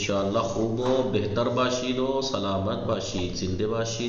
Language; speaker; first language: Persian; non-native, fluent; Urdu